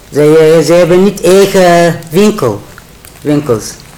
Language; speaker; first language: Dutch; non-native, learner; Turkish